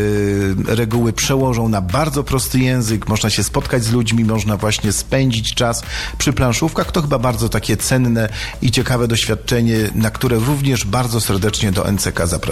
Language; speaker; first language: Polish; native; Polish